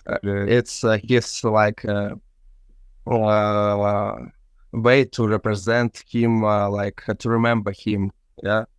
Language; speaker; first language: English; non-native, fluent; Russian